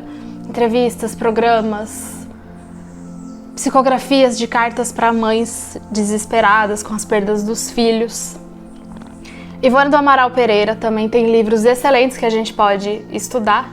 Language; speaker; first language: Portuguese; native; Portuguese